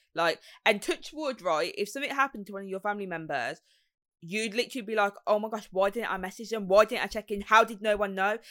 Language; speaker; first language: English; native; English